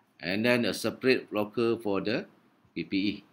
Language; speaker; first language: English; non-native, local second language; Malay